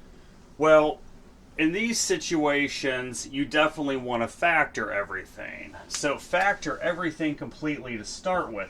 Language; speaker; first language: English; native; English